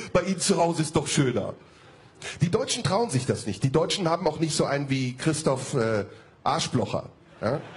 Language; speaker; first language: German; early bilingual, other home language; Turkish